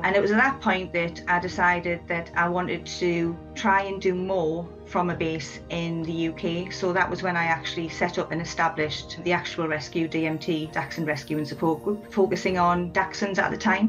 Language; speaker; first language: English; native; English